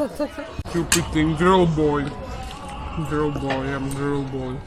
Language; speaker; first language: English; non-native, learner; Slovak